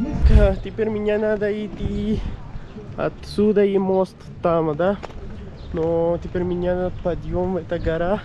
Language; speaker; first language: Russian; non-native, learner; Urdu